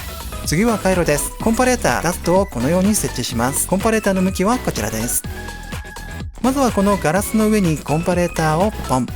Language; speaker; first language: Japanese; native; Japanese